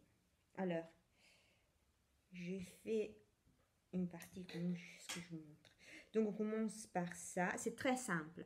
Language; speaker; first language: French; non-native, fluent; Italian